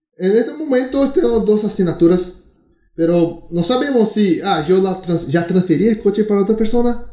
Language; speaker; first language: Spanish; non-native, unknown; Portuguese